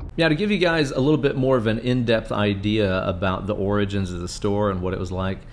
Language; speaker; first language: English; native; English